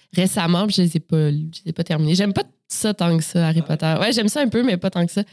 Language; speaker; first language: French; native; French